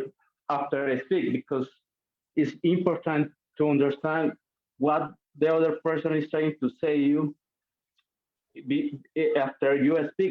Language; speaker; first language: English; non-native, learner; Spanish